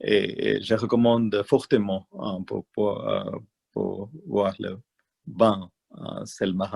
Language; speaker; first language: French; non-native, learner; Malayalam